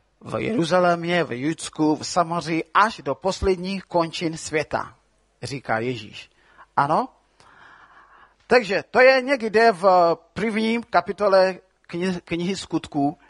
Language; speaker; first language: Czech; non-native, fluent; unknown